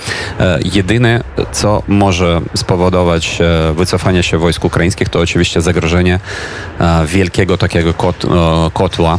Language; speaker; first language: Polish; non-native, fluent; Ukrainian